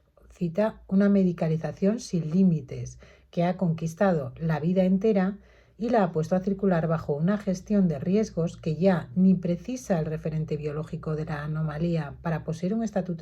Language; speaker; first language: Spanish; native; Spanish